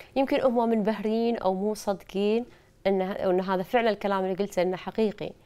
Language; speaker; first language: Arabic; native; Arabic